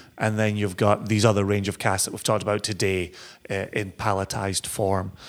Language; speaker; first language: English; native; English